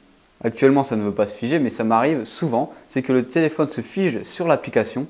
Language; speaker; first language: French; native; French